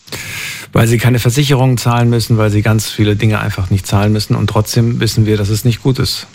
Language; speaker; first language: German; native; German